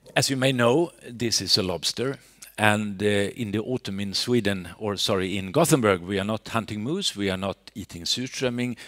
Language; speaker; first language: English; non-native, fluent; Swedish